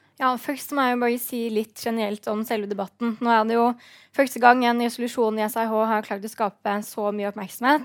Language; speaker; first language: Norwegian; native; Norwegian